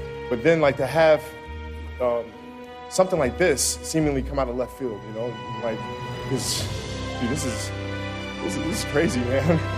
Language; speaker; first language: English; native; English